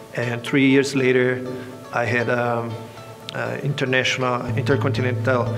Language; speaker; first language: English; non-native, fluent; Italian